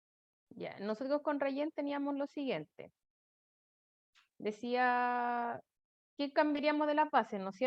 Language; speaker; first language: Spanish; native; Spanish